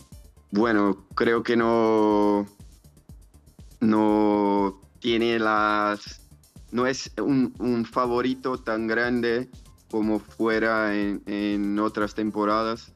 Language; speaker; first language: Spanish; non-native, fluent; Portuguese